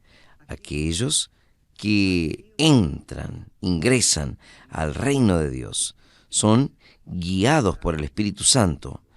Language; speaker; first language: Spanish; non-native, fluent; Portuguese